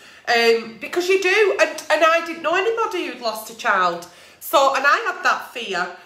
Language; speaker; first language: English; native; English